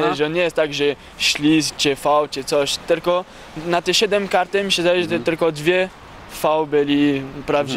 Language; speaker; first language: Polish; early bilingual, heritage; French